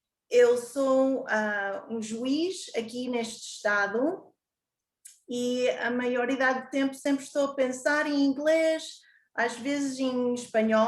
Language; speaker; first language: Portuguese; early bilingual, heritage; Portuguese